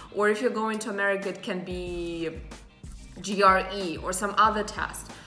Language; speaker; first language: English; non-native, fluent; Russian